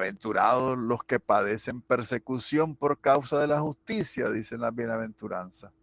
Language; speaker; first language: Spanish; native; Spanish